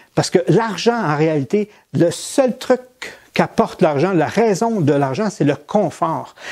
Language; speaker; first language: French; native; French